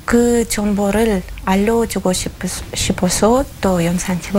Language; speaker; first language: Korean; non-native, learner; Russian